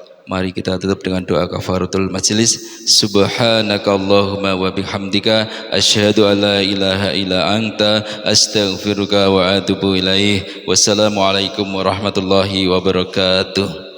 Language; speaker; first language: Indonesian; native; Indonesian